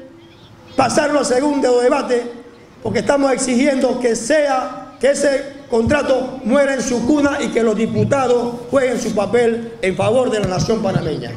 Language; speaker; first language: Spanish; native; Spanish